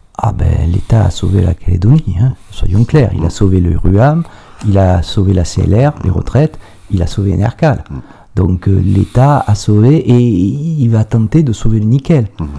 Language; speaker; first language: French; native; French